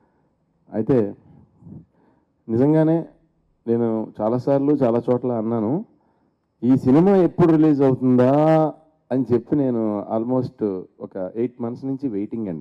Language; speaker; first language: Telugu; native; Telugu